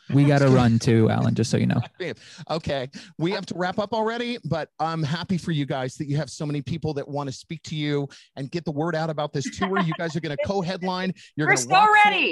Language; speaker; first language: English; native; English